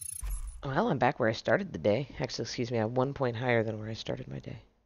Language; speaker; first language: English; native; English